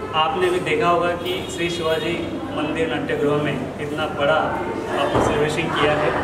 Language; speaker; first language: Hindi; non-native, local second language; Marathi